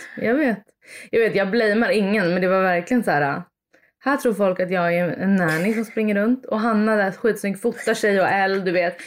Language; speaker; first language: Swedish; early bilingual, other home language; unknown